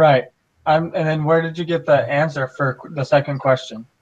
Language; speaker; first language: English; native; English